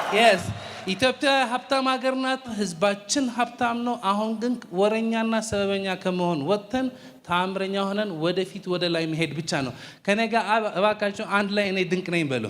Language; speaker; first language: Amharic; non-native, fluent; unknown